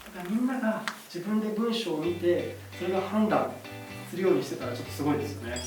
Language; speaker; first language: Japanese; native; Japanese